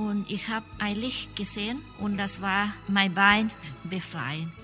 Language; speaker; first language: German; non-native, learner; Thai